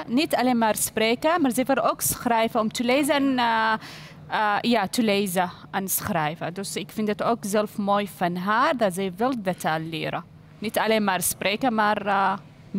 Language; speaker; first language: Dutch; non-native, learner; Arabic